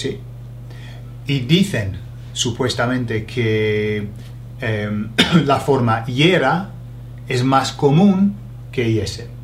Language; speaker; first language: Spanish; non-native, learner; English